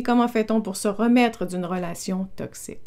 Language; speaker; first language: French; native; French